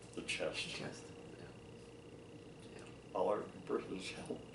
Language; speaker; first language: English; native; English